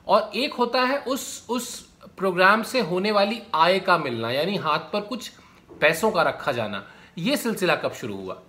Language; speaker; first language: Hindi; native; Hindi